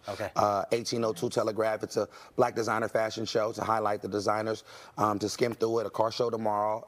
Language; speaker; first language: English; native; English